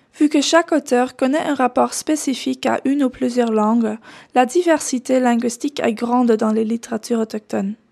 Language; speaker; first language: French; non-native, fluent; Dutch